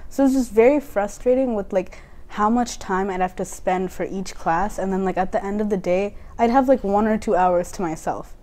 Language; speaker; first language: English; native; English